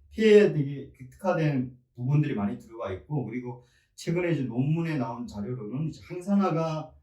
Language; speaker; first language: Korean; native; Korean